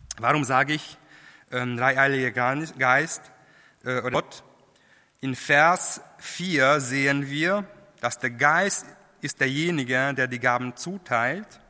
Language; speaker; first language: German; non-native, fluent; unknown